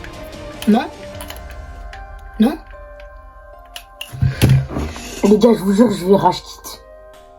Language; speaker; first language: French; native; French